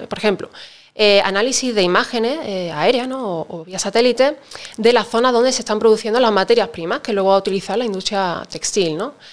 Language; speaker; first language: Spanish; native; Spanish